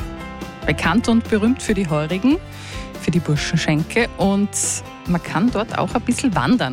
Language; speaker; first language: German; native; German